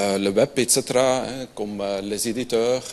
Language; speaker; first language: French; non-native, local second language; Dutch